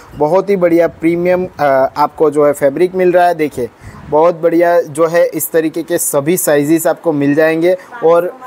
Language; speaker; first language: Hindi; non-native, local second language; Gujarati